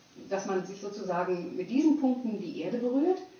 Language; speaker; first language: German; native; German